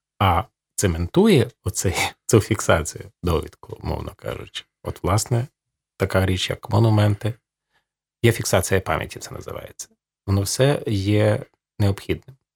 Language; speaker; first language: Ukrainian; native; Ukrainian